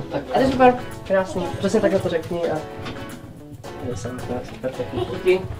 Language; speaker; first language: Czech; native; Czech